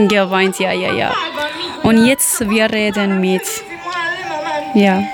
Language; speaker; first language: German; non-native, learner; Persian